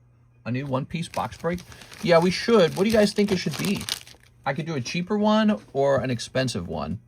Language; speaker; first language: English; native; English